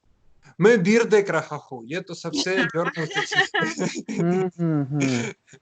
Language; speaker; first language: Hindi; non-native, learner; Russian